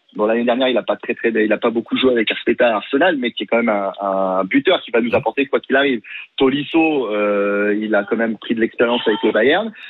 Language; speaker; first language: French; native; French